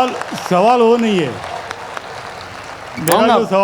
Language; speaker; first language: Hindi; native; Hindi